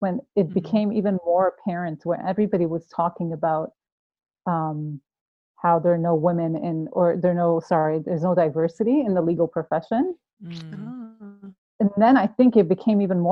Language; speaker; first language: English; non-native, fluent; Persian